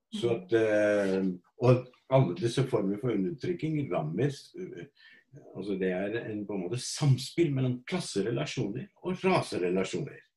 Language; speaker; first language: Norwegian; non-native, fluent; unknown